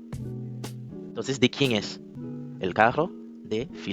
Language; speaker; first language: Spanish; non-native, fluent; French